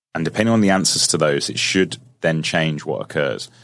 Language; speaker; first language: English; native; English